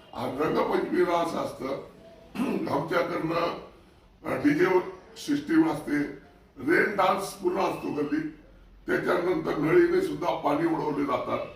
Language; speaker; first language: Marathi; non-native, local second language; Marwari